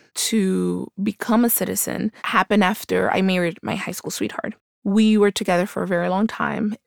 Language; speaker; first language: English; early bilingual, other home language; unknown